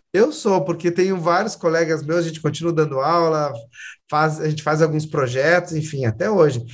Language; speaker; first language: Portuguese; native; Portuguese